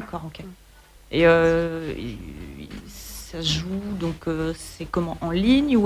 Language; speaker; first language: French; native; French